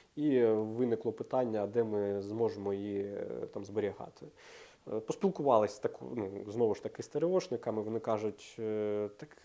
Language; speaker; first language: Ukrainian; non-native, local second language; Russian